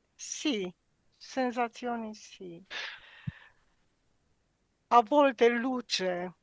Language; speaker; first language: Italian; non-native, learner; Romanian